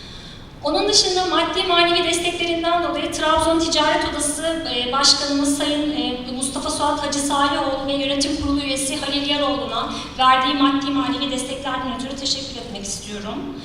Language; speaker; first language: Turkish; native; Turkish